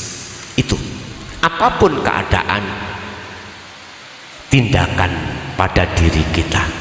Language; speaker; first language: Indonesian; non-native, local second language; Javanese